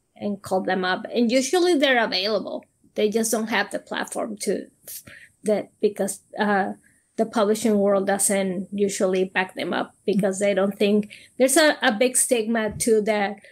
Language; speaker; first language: English; non-native, fluent; Spanish